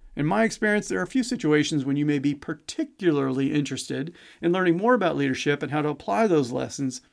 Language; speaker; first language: English; native; English